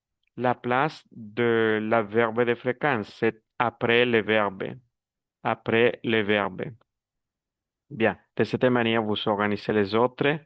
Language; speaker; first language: French; non-native, fluent; Spanish